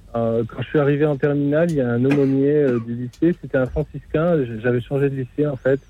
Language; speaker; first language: French; native; French